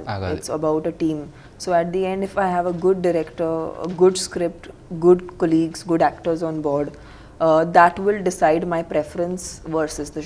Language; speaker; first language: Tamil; non-native, local second language; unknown